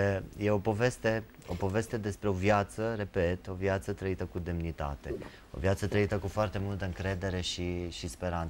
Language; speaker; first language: Romanian; native; Romanian